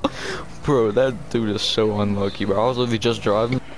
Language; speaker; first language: English; native; English